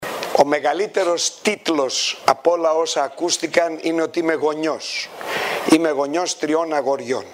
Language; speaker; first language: Greek; native; Greek